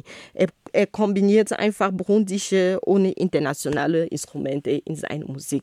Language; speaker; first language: German; non-native, fluent; Ghomala